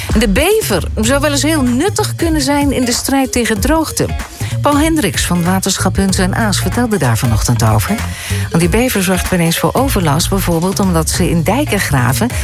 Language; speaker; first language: Dutch; native; Dutch